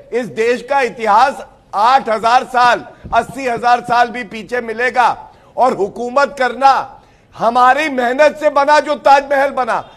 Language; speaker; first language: Hindi; native; Hindi